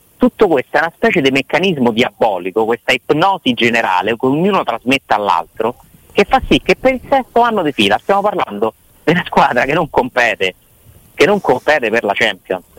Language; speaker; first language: Italian; native; Italian